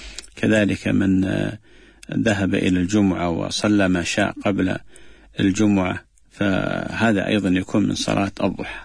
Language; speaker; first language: Arabic; native; Arabic